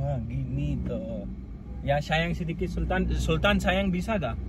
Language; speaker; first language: Indonesian; non-native, learner; Urdu